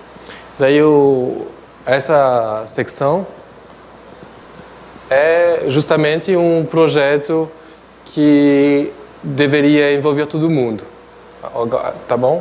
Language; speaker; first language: Portuguese; non-native, fluent; French